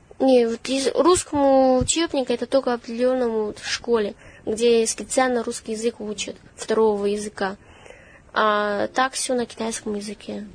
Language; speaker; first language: Russian; non-native, fluent; Chinese